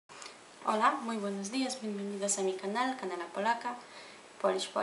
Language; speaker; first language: Spanish; non-native, fluent; Polish